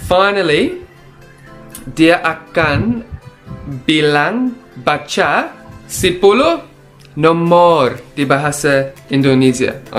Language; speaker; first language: Indonesian; non-native, learner; English